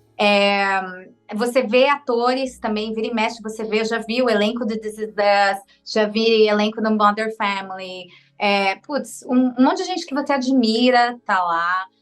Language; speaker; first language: Portuguese; native; Portuguese